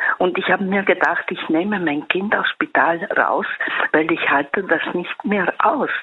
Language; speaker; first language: German; non-native, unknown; Italian